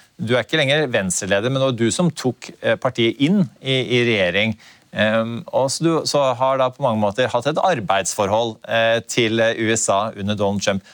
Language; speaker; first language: Norwegian; native; Norwegian